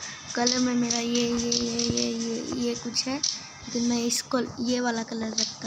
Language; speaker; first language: Hindi; non-native, local second language; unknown